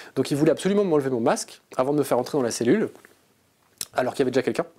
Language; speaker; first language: French; native; French